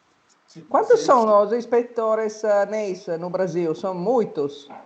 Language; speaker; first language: Portuguese; non-native, fluent; Italian